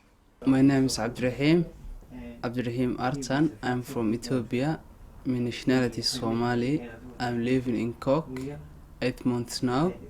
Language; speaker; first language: English; non-native, learner; Somali